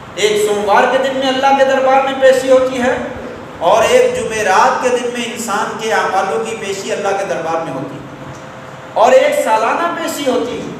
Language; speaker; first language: Urdu; non-native, local second language; Northern Hindko